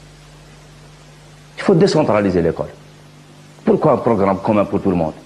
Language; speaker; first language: French; non-native, local second language; Kabyle